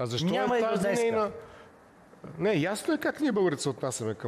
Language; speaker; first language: Bulgarian; native; Bulgarian